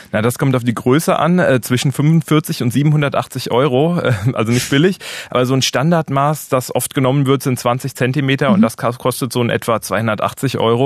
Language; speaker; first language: German; native; German